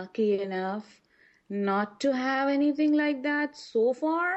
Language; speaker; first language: English; non-native, local second language; Urdu